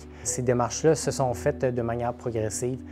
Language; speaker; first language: French; native; French